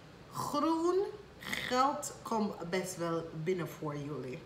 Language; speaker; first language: Dutch; non-native, fluent; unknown